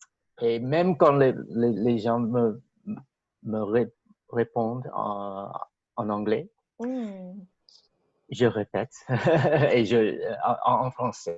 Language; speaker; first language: French; non-native, fluent; English